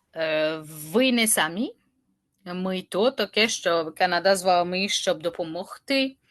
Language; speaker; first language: Ukrainian; non-native, learner; French